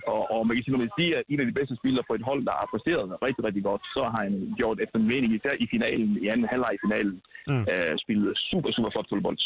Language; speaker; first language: Danish; non-native, fluent; Italian